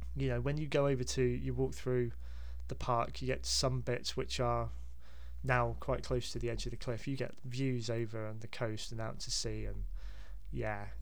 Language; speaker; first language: English; native; English